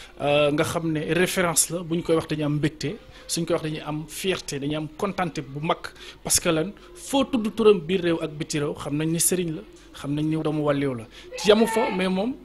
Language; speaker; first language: Wolof; native; Wolof